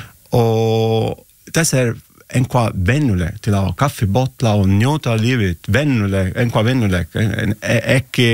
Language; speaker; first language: Icelandic; non-native, learner; Italian